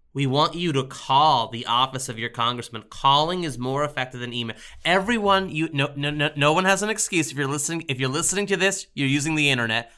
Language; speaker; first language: English; native; English